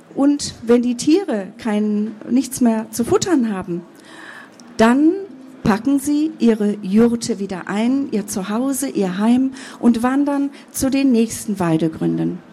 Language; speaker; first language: German; early bilingual, other home language; Kurdish